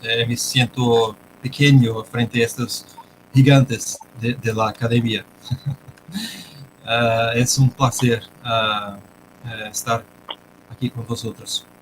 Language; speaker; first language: Spanish; non-native, fluent; Portuguese